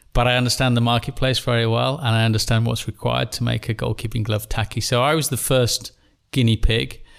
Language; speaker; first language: English; native; English